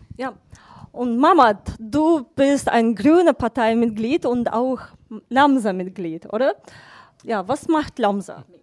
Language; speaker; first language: German; non-native, fluent; Russian